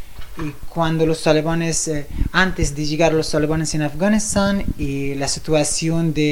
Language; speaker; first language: Spanish; non-native, fluent; Persian